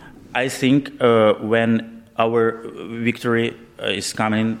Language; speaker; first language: English; non-native, learner; Ukrainian